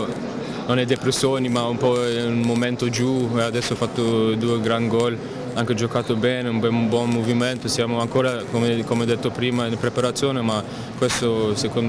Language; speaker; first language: Italian; non-native, learner; German